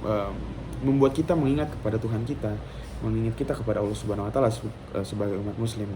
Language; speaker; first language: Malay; non-native, local second language; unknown